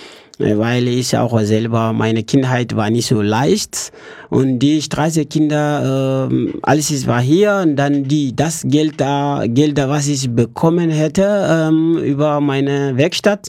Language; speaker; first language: German; non-native, learner; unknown